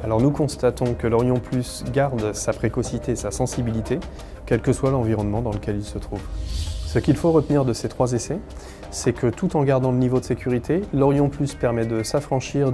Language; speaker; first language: French; native; French